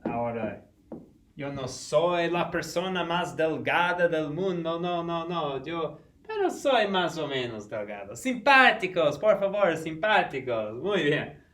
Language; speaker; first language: Spanish; non-native, fluent; English